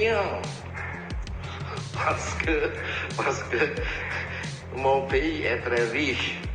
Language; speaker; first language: French; non-native, fluent; Javanese